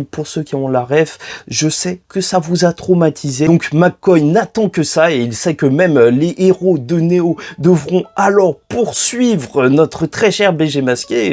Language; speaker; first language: French; native; French